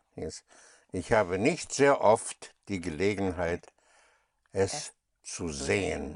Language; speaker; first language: German; non-native, fluent; English